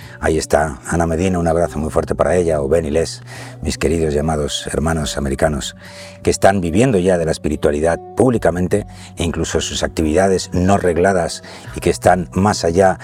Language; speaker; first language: Spanish; native; Spanish